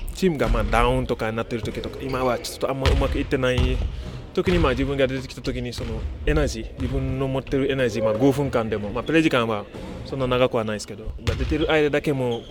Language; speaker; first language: Japanese; non-native, fluent; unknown